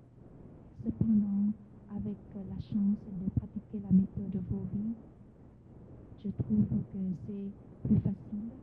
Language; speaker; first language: French; non-native, fluent; Vietnamese